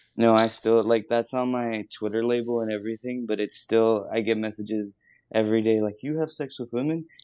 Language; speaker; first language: English; native; English